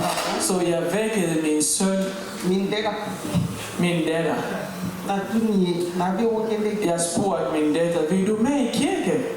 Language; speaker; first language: Danish; non-native, learner; French